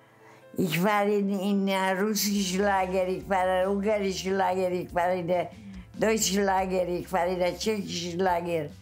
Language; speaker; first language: German; non-native, fluent; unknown